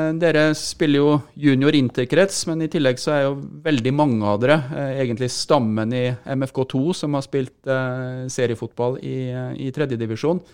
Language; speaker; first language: Norwegian; native; Norwegian